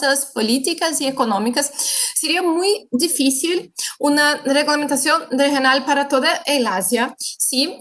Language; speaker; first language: Spanish; non-native, fluent; Portuguese